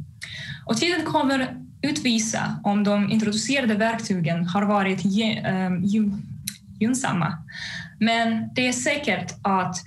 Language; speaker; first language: Swedish; non-native, fluent; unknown